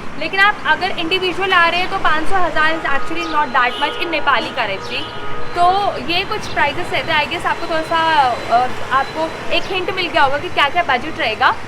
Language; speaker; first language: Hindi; native; Hindi